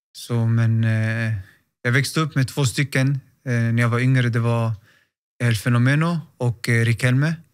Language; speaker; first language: Swedish; native; Swedish